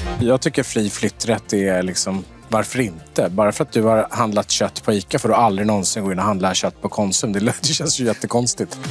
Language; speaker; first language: Swedish; native; Swedish